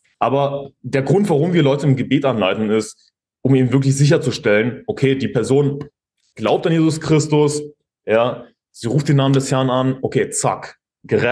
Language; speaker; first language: German; native; German